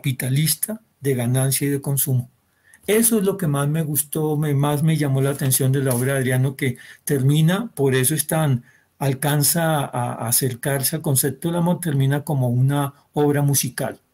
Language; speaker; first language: Spanish; native; Spanish